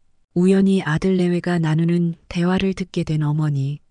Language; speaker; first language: Korean; native; Korean